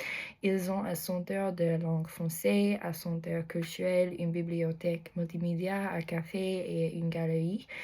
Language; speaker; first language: French; non-native, learner; English